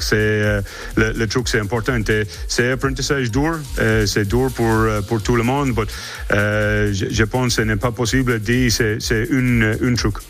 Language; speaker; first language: French; non-native, learner; English